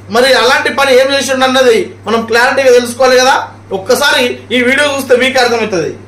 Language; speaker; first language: Telugu; non-native, local second language; Marathi